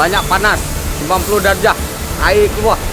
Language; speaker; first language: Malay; non-native, learner; Bangla